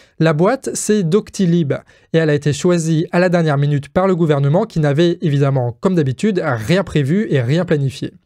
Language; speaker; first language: French; native; French